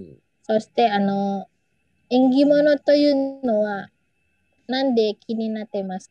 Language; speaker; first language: Japanese; non-native, learner; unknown